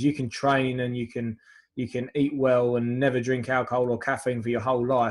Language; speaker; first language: English; native; English